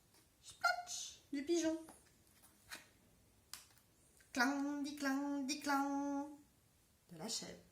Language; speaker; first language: French; native; French